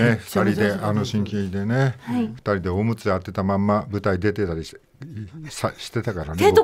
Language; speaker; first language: Japanese; native; Japanese